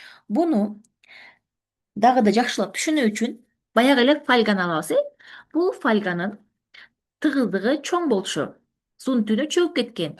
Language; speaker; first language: Kyrgyz; native; Kyrgyz